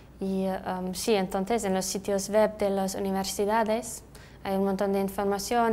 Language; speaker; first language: Spanish; non-native, fluent; German